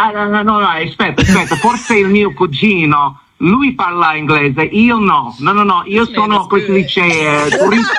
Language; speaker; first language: Italian; non-native, learner; English